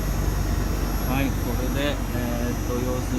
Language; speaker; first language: Japanese; native; Japanese